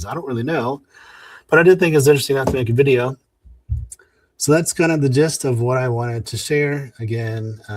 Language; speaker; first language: English; native; English